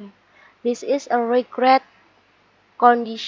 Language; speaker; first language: English; non-native, learner; Indonesian